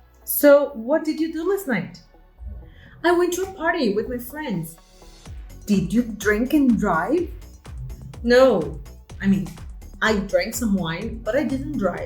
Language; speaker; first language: English; non-native, fluent; Portuguese